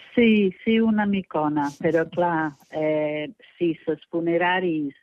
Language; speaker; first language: Catalan; non-native, fluent; English